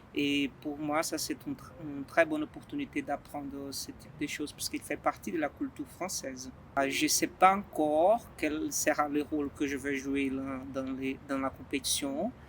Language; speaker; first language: French; non-native, fluent; Portuguese